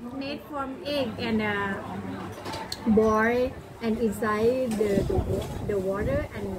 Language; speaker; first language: English; non-native, learner; Thai